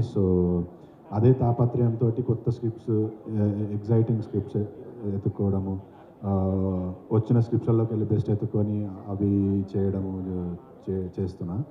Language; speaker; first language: Telugu; native; Telugu